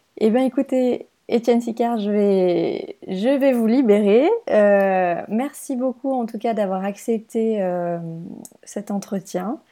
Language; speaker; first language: French; native; French